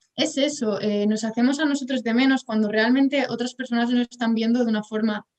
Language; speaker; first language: Spanish; native; Spanish